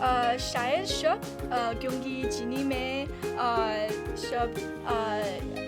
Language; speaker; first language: Hindi; non-native, learner; Chinese